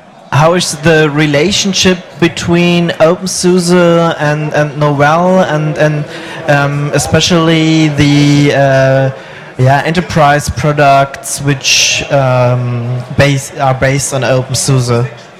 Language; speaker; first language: English; non-native, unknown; German